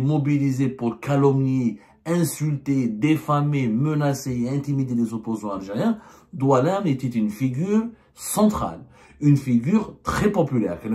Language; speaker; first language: French; non-native, local second language; Arabic